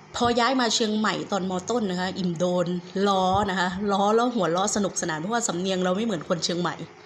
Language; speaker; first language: Thai; native; Thai